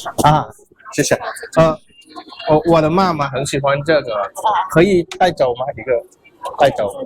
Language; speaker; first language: Chinese; non-native, learner; Thai